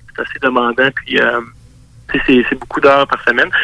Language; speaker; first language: French; native; French